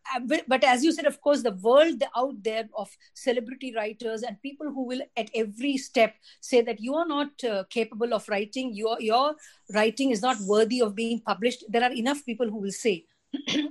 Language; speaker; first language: English; non-native, local second language; Tamil